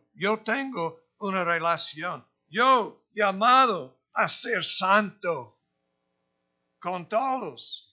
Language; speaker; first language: Spanish; non-native, fluent; English